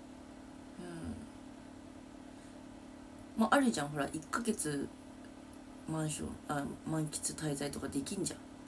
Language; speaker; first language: Japanese; native; Japanese